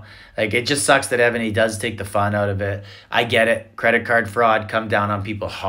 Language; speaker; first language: English; native; English